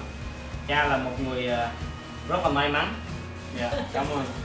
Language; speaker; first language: Vietnamese; early bilingual, other home language; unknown